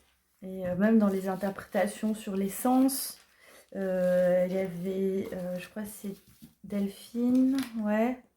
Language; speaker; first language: French; native; French